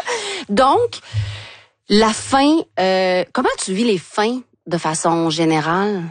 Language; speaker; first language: French; native; French